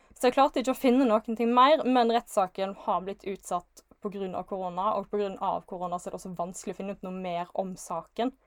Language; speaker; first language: Norwegian; native; Norwegian